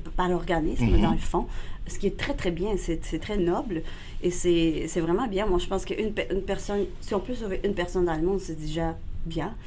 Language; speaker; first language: French; non-native, fluent; Spanish